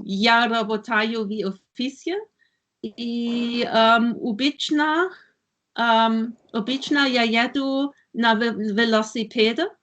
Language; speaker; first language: Russian; non-native, learner; German